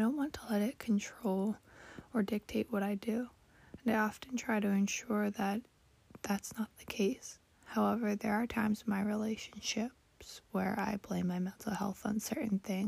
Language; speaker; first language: English; native; English